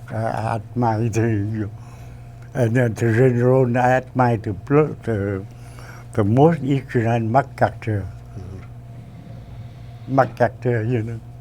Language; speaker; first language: English; non-native, learner; Vietnamese